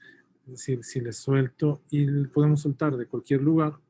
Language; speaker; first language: Spanish; native; Spanish